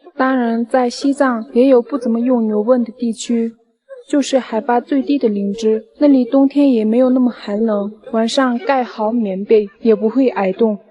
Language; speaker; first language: Chinese; non-native, local second language; Tibetan